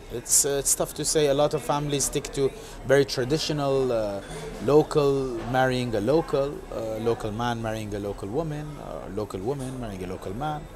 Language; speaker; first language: English; non-native, local second language; Arabic